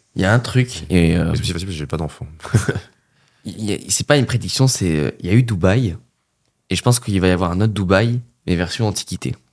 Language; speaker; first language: French; native; French